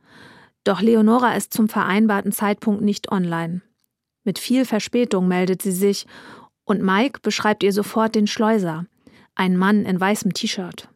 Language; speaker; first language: German; native; German